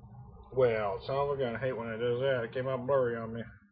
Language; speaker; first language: English; native; English